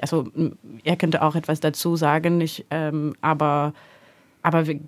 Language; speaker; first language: German; non-native, learner; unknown